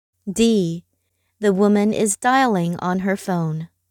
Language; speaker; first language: English; non-native, fluent; Chinese